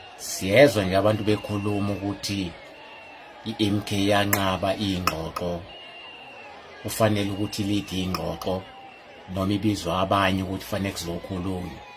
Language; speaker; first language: Zulu; native; Zulu